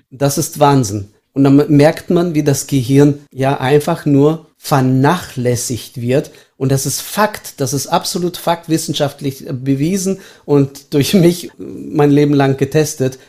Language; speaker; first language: German; early bilingual, heritage; Estonian